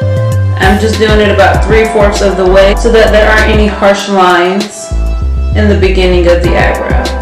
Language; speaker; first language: English; native; English